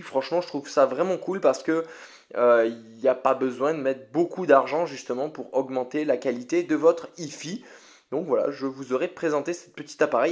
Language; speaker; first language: French; native; French